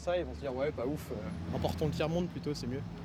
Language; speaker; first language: French; native; French